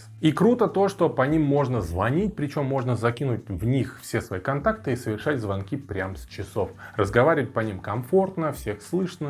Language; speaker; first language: Russian; native; Russian